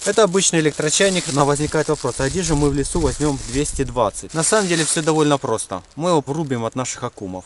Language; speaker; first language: Russian; native; Russian